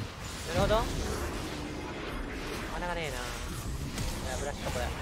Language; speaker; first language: Japanese; native; Japanese